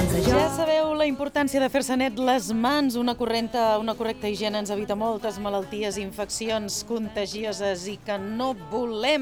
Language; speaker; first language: Catalan; native; Catalan